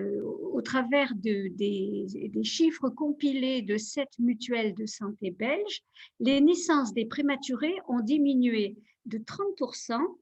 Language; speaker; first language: French; native; French